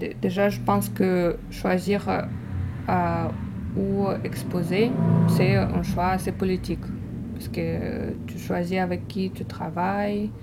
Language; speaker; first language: French; non-native, fluent; Russian